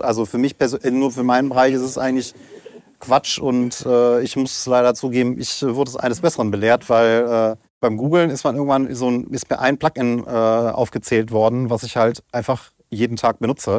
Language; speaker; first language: German; native; German